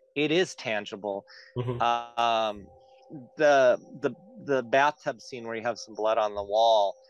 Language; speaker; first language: English; native; English